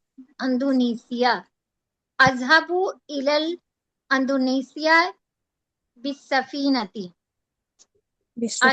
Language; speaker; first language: Arabic; non-native, learner; Urdu